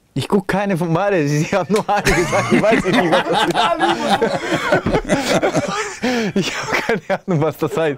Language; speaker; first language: German; non-native, fluent; Spanish